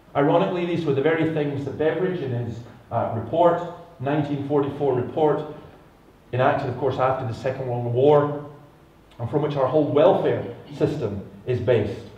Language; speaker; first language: English; native; English